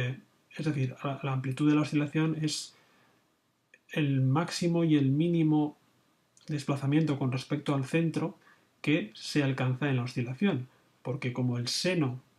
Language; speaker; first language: Spanish; native; Spanish